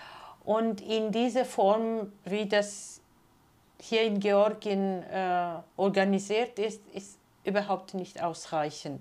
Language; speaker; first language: German; non-native, fluent; Georgian